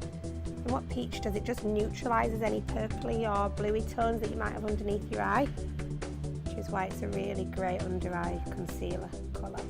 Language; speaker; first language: English; native; English